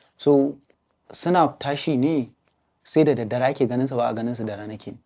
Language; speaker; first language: Hausa; native; Hausa